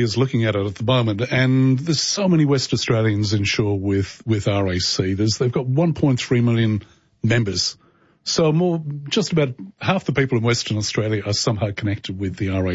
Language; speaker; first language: English; native; English